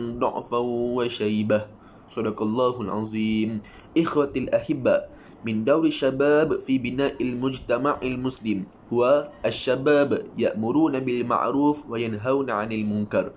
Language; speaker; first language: Arabic; non-native, learner; Malay